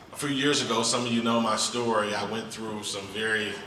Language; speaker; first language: English; native; English